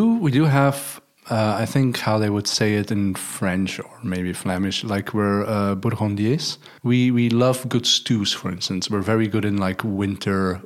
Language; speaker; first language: English; non-native, fluent; Dutch